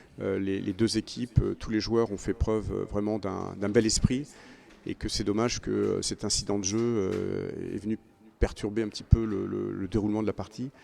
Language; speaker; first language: French; native; French